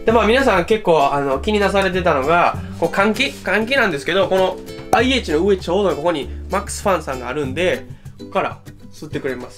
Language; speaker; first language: Japanese; native; Japanese